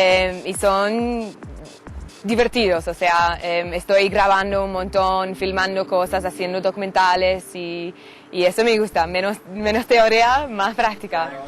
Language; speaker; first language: Spanish; non-native, fluent; English